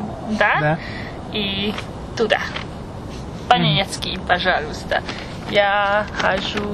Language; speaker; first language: Russian; non-native, fluent; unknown